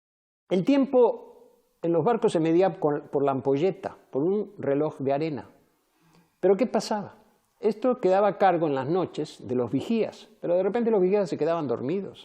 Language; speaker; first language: Spanish; native; Spanish